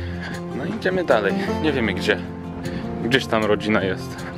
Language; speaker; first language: Polish; non-native, learner; English